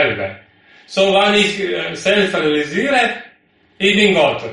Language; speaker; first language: German; non-native, learner; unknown